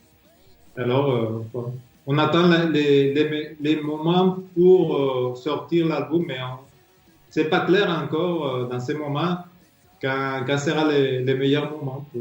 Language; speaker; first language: French; non-native, fluent; Spanish